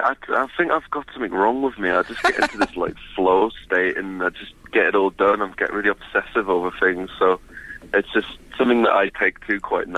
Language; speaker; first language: English; native; English